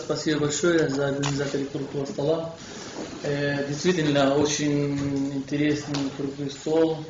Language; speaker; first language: Russian; non-native, fluent; Kurdish